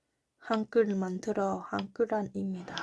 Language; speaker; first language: Korean; non-native, learner; Thai